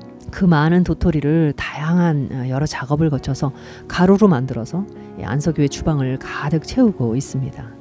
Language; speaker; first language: Korean; native; Korean